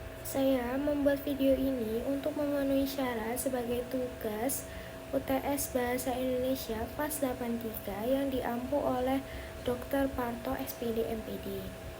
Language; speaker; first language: Indonesian; native; Indonesian